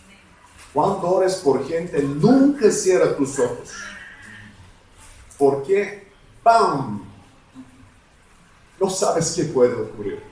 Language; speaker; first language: Spanish; non-native, fluent; Bulgarian